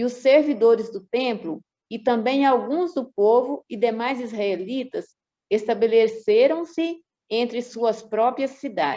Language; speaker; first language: Portuguese; native; Portuguese